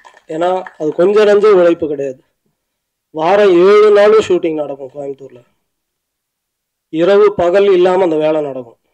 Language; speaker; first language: Tamil; native; Tamil